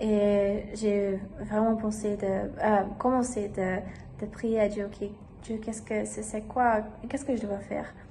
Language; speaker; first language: French; non-native, learner; German